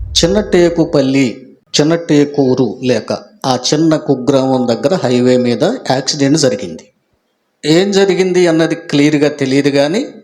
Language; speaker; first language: Telugu; native; Telugu